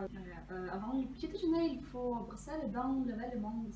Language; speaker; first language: French; non-native, fluent; Russian